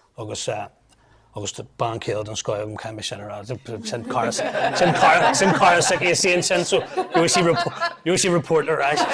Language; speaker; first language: Irish; non-native, local second language; English